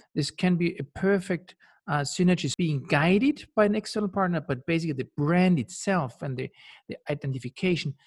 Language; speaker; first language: English; non-native, fluent; German